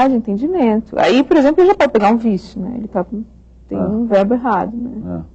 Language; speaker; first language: Portuguese; native; Portuguese